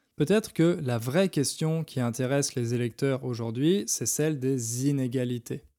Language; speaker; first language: French; native; French